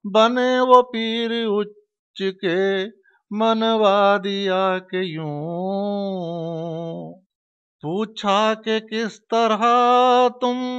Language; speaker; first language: Hindi; non-native, local second language; Punjabi